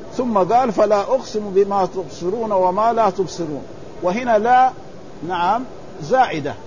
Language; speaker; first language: Arabic; native; Arabic